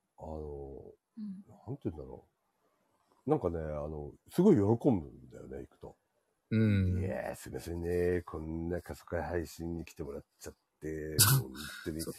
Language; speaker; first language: Japanese; native; Japanese